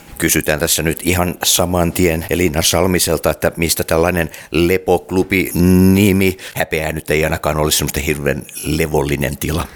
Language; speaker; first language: Finnish; native; Finnish